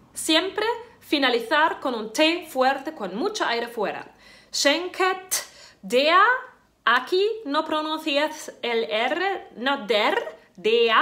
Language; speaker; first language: Spanish; non-native, fluent; German